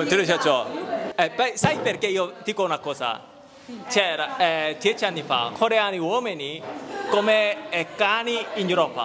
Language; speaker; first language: Italian; non-native, learner; Korean